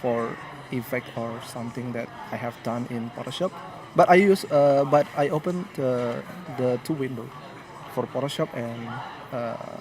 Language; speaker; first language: English; non-native, learner; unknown